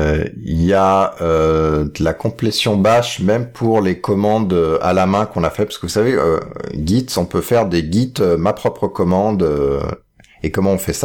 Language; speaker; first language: French; native; French